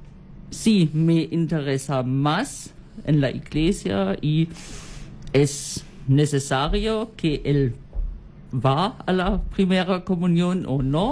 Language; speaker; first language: Spanish; non-native, learner; German